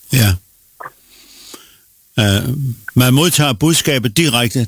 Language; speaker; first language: Danish; non-native, local second language; Faroese